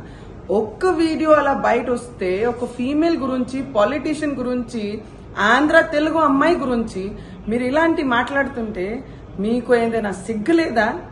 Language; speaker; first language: Telugu; non-native, fluent; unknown